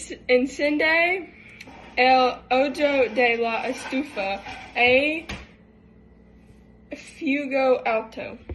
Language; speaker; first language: Spanish; non-native, learner; English